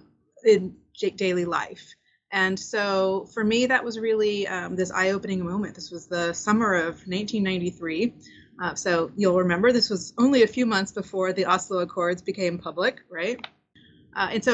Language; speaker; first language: English; early bilingual, other home language; Spanish